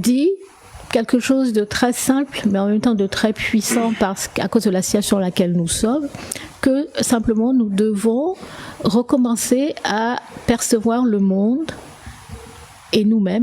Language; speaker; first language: French; native; French